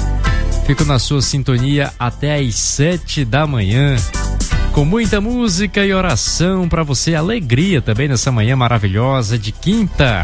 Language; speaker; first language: Portuguese; native; Portuguese